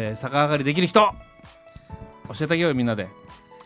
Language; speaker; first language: Japanese; native; Japanese